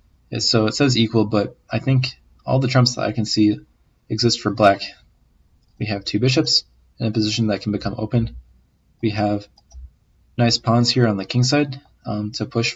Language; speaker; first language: English; native; English